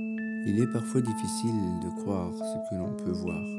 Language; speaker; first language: French; native; French